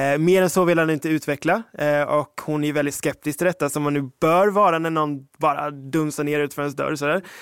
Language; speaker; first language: Swedish; early bilingual, other home language; English